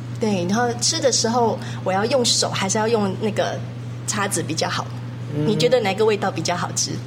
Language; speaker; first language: Chinese; native; Chinese